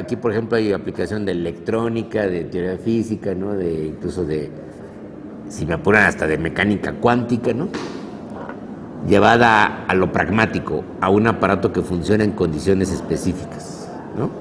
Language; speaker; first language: Spanish; native; Spanish